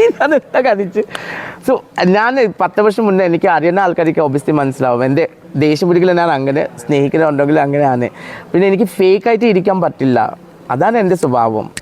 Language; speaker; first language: Malayalam; non-native, local second language; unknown